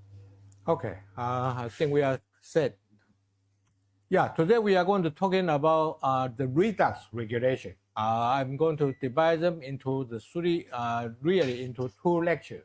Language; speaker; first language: English; non-native, fluent; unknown